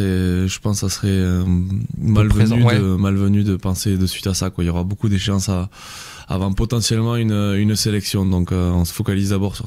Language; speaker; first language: French; native; French